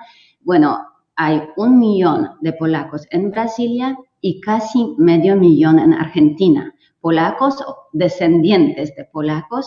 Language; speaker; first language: Spanish; non-native, fluent; Polish